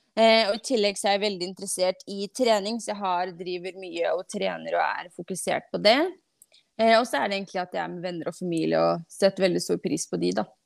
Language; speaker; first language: Norwegian; non-native, fluent; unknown